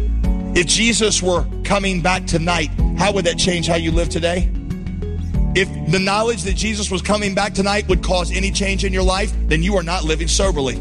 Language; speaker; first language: English; native; English